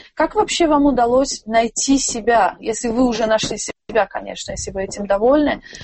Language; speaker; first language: Russian; non-native, local second language; Tajik